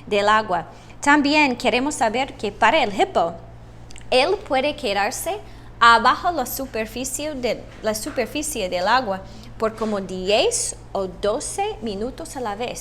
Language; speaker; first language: Spanish; non-native, fluent; English